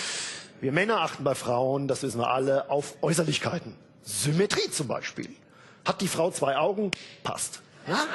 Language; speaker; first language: German; native; German